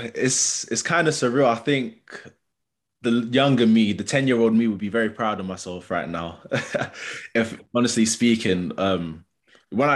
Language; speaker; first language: English; native; English